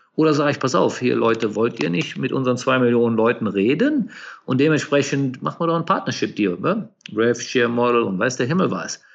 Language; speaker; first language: German; native; German